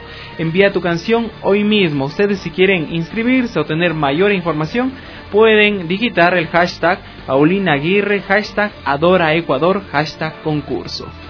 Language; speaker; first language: Spanish; native; Spanish